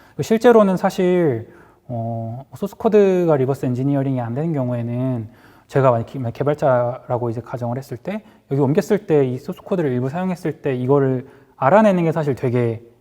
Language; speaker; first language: Korean; native; Korean